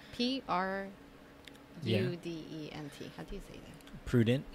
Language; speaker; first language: English; non-native, fluent; Spanish